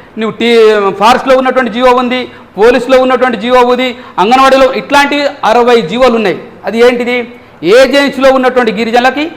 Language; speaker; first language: Telugu; non-native, local second language; Lambadi